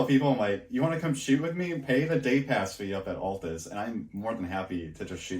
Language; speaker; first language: English; native; English